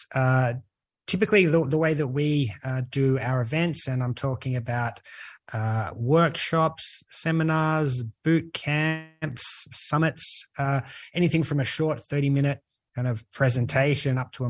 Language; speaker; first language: English; native; English